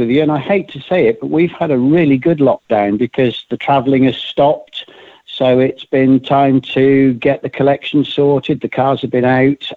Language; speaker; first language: English; native; English